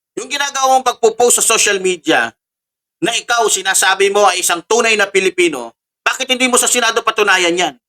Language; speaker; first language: Filipino; native; Filipino